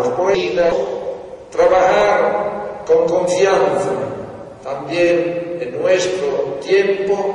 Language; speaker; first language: Spanish; non-native, fluent; Italian